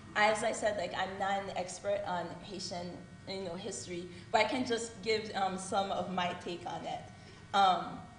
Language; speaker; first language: English; early bilingual, other home language; Haitian Creole